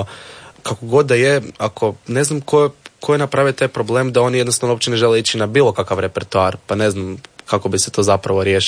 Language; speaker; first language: Serbian; native; Serbian